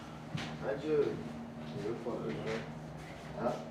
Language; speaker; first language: French; native; French